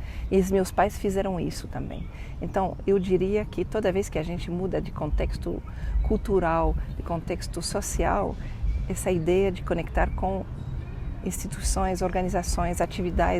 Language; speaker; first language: Portuguese; non-native, fluent; French